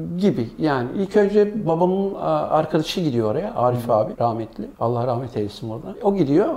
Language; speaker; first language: Turkish; early bilingual, heritage; Turkish